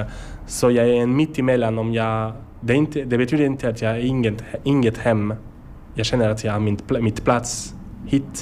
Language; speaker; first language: Swedish; non-native, learner; French